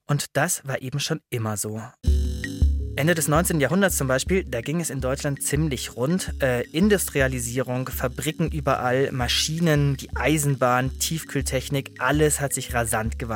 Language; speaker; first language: German; native; German